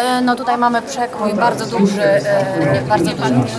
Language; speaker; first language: Polish; native; Polish